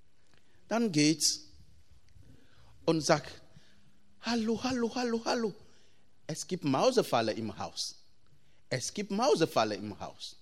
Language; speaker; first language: German; non-native, fluent; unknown